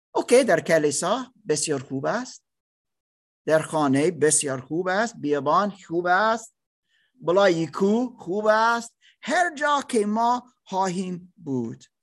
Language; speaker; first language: Persian; non-native, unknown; German